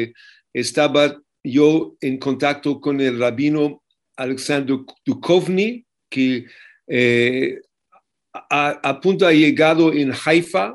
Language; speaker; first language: Spanish; non-native, fluent; English